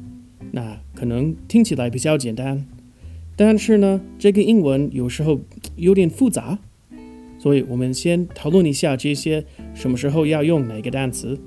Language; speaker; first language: Chinese; non-native, fluent; English